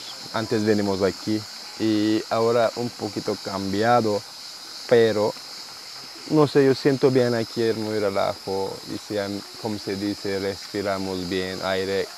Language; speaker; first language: Spanish; non-native, learner; Turkish